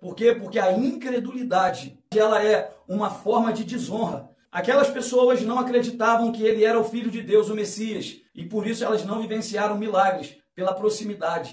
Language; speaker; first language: Portuguese; native; Portuguese